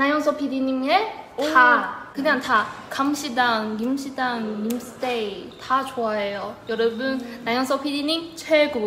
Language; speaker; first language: Korean; non-native, learner; Tibetan